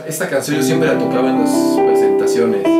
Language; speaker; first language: Spanish; native; Spanish